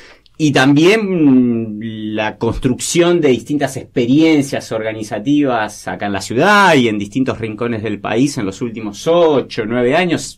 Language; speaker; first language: Spanish; native; Spanish